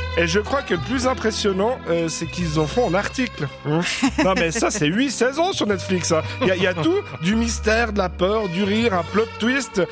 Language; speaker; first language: French; native; French